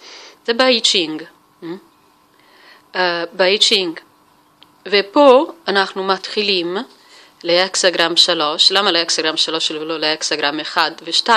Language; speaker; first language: Hebrew; non-native, fluent; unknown